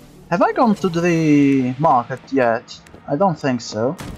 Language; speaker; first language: English; non-native, fluent; Italian